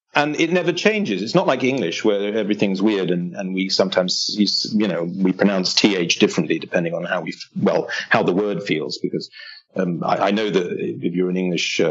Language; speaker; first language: English; native; English